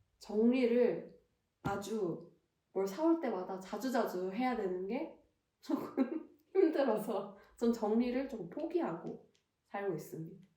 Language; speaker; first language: Korean; native; Korean